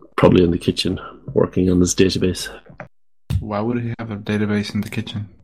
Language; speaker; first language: English; native; English